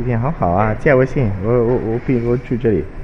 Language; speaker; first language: Chinese; non-native, learner; Italian